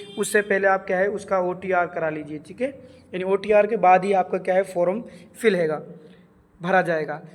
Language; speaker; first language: Urdu; native; Urdu